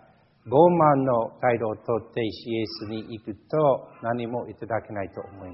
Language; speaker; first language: Japanese; non-native, fluent; English